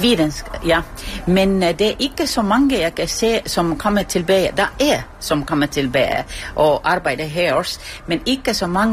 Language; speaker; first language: Danish; non-native, fluent; Estonian